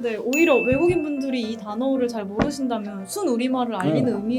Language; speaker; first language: Korean; native; Korean